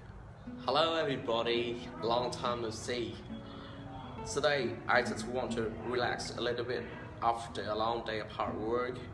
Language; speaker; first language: English; non-native, fluent; Vietnamese